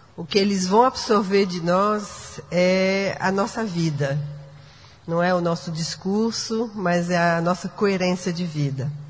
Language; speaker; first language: Portuguese; non-native, fluent; French